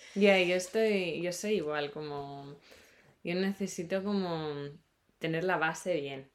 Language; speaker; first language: Spanish; non-native, fluent; English